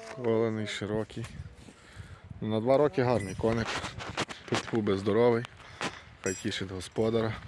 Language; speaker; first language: Ukrainian; native; Ukrainian